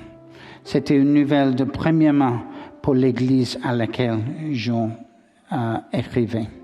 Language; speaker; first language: French; non-native, learner; English